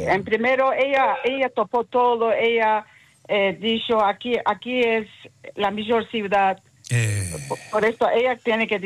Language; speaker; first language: Spanish; early bilingual, heritage; Ladino